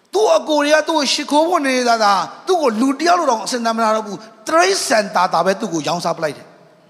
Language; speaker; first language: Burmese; non-native, local second language; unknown